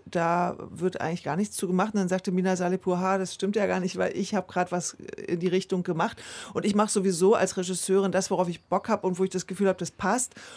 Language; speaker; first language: German; native; German